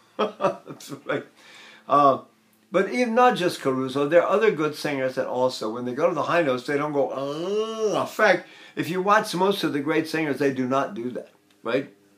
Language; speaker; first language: English; native; English